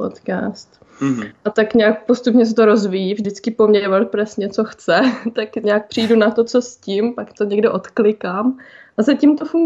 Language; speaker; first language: Czech; native; Czech